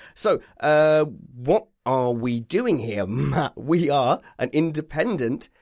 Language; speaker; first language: English; native; English